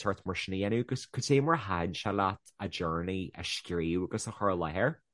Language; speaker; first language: Irish; non-native, local second language; English